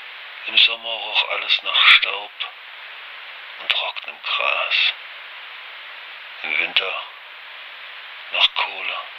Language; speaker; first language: German; native; German